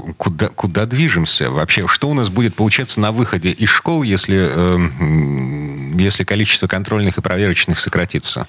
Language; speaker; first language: Russian; native; Russian